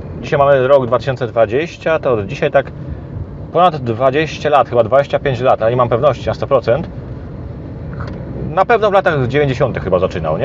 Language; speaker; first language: Polish; native; Polish